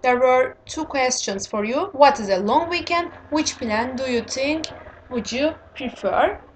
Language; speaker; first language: English; non-native, fluent; Turkish